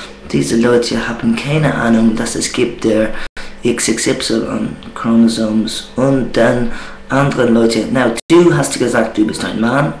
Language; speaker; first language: German; non-native, learner; English